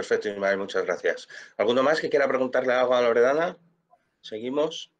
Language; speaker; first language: Spanish; native; Spanish